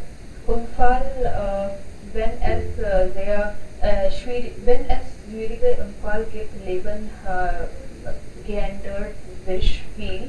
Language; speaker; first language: German; non-native, learner; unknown